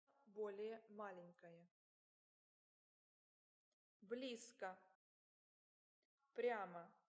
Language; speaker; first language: Russian; non-native, learner; English